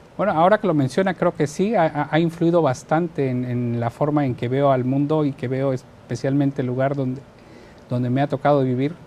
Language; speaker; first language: Spanish; native; Spanish